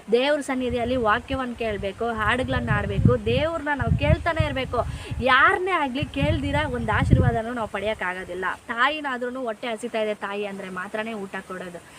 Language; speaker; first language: Kannada; non-native, local second language; Telugu